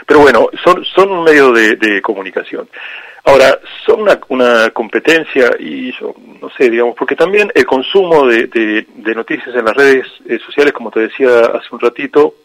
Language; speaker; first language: Spanish; native; Spanish